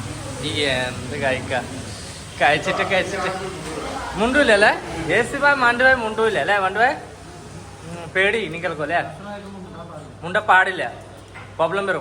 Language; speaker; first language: Malayalam; non-native, learner; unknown